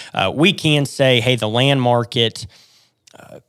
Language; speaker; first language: English; native; English